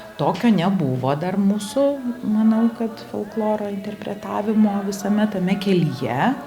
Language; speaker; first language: Lithuanian; native; Lithuanian